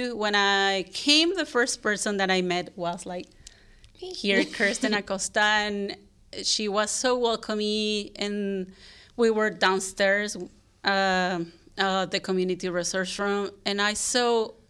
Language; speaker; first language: English; non-native, fluent; Spanish